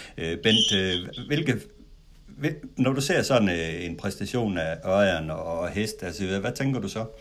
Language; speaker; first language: Danish; native; Danish